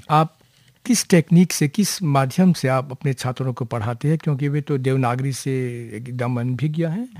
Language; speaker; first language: Hindi; non-native, local second language; Morisyen